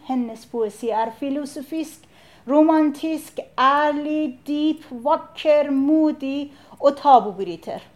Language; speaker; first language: Norwegian; non-native, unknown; Persian